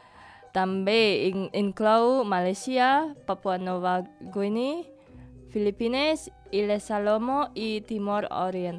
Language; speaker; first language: Catalan; non-native, fluent; Indonesian